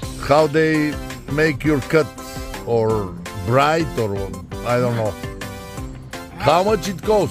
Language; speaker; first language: English; non-native, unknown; Bulgarian